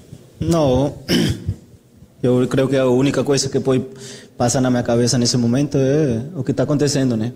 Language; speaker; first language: Portuguese; non-native, fluent; Spanish